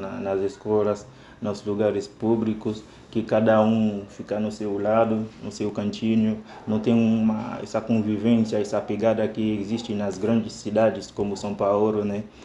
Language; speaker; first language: Portuguese; non-native, fluent; Haitian Creole